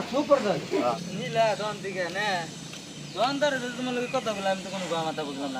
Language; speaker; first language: Hindi; non-native, learner; Bangla